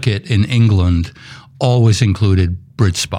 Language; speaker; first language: English; native; English